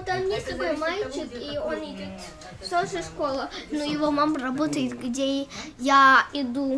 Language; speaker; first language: Russian; early bilingual, heritage; Russian